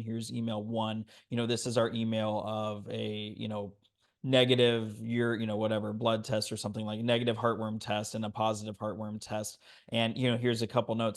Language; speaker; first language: English; native; English